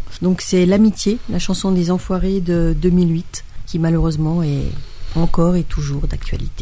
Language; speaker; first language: French; native; French